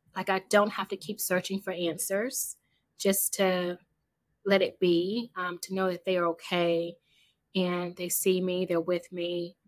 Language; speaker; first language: English; native; English